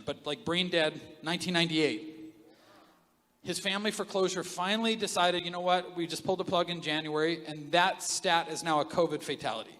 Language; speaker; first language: English; native; English